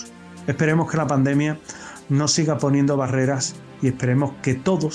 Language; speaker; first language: Spanish; native; Spanish